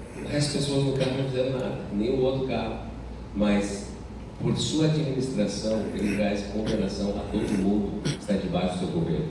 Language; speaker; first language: Portuguese; non-native, fluent; English